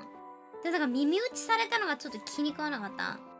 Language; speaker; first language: Japanese; native; Japanese